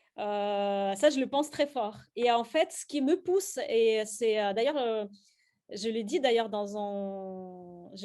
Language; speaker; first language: French; non-native, fluent; Russian